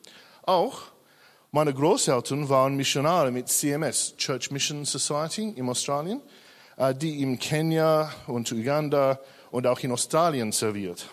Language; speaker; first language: German; non-native, learner; English